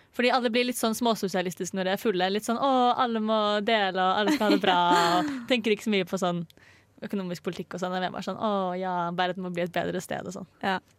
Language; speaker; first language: Norwegian; native; Norwegian